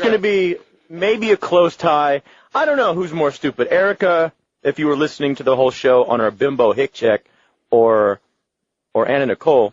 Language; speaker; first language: English; native; English